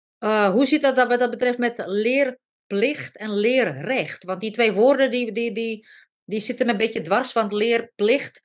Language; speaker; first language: Dutch; non-native, fluent; Slovak